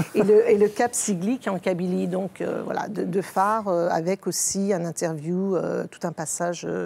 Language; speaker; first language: French; native; French